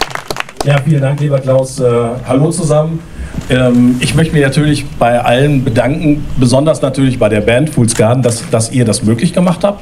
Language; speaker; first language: German; native; German